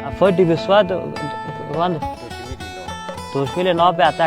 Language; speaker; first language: Portuguese; non-native, learner; Bangla